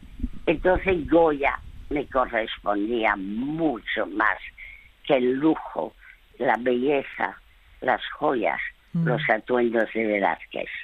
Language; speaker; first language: Spanish; early bilingual, other home language; French